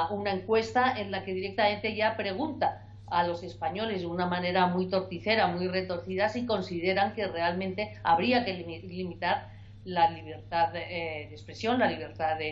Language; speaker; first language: Spanish; native; Spanish